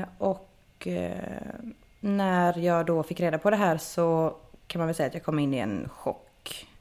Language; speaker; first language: Swedish; native; Swedish